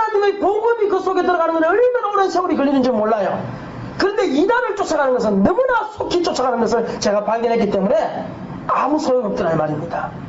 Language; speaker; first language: Korean; native; Korean